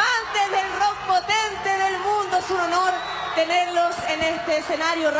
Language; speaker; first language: Spanish; native; Spanish